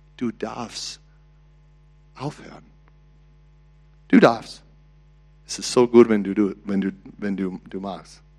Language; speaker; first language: German; non-native, learner; English